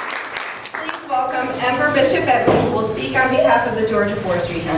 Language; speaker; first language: English; native; English